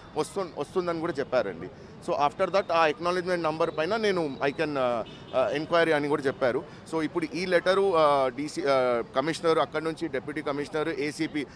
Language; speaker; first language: Telugu; native; Telugu